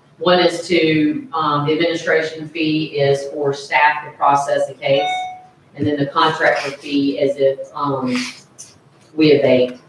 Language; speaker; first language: English; native; English